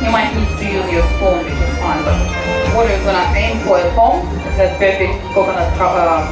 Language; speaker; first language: English; non-native, fluent; Russian